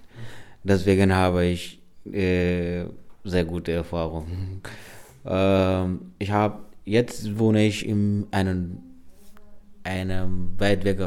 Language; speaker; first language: German; non-native, learner; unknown